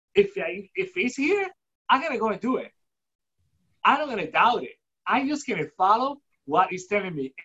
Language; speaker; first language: English; non-native, fluent; Spanish